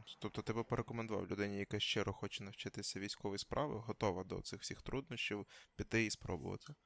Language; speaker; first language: Ukrainian; native; Ukrainian